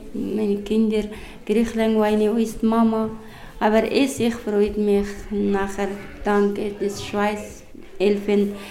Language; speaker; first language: German; non-native, learner; Persian